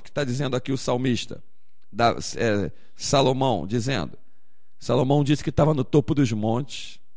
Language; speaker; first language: Portuguese; native; Portuguese